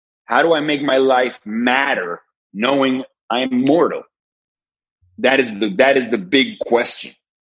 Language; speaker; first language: English; early bilingual, other home language; Spanish